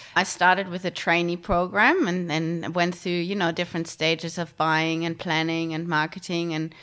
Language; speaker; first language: English; non-native, fluent; German